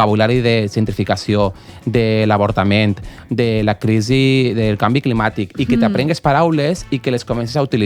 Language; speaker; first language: Catalan; native; Catalan